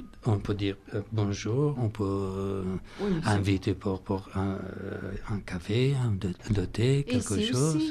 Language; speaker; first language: French; non-native, learner; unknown